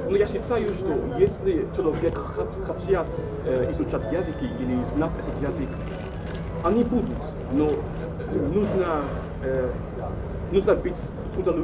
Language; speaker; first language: Russian; non-native, learner; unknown